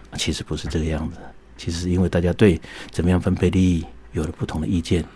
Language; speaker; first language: Chinese; native; Chinese